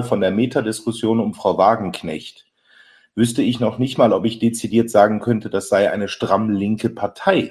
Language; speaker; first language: German; native; German